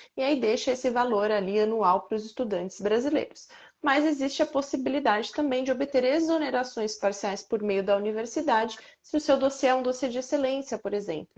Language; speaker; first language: Portuguese; native; Portuguese